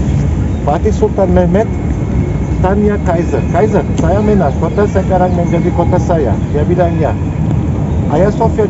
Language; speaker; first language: Indonesian; non-native, learner; Turkish